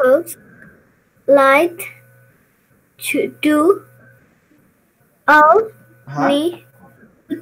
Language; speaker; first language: English; non-native, learner; Spanish